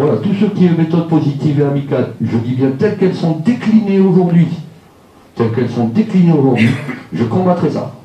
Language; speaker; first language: French; native; French